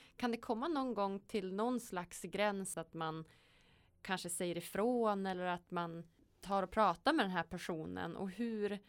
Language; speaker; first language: Swedish; native; Swedish